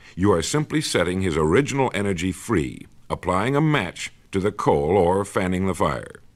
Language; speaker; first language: English; native; English